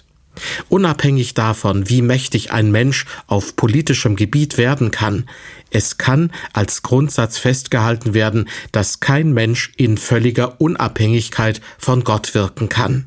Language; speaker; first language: German; native; German